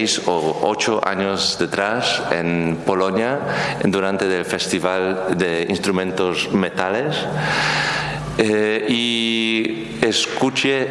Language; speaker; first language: Spanish; non-native, learner; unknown